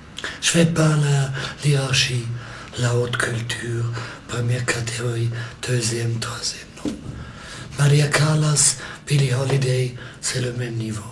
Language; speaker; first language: French; non-native, local second language; German